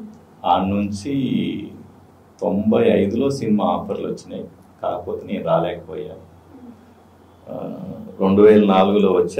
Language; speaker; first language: Telugu; native; Telugu